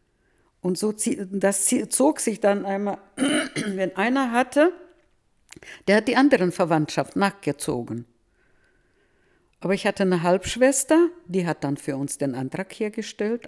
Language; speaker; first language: German; early bilingual, heritage; Russian